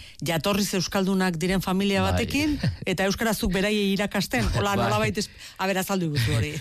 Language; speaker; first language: Basque; native; Basque